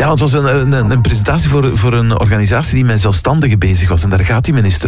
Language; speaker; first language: Dutch; native; Dutch